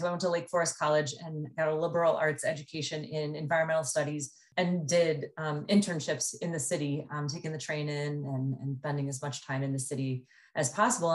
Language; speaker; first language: English; native; English